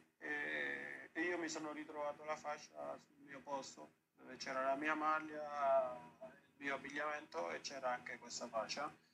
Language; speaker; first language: Italian; non-native, fluent; Spanish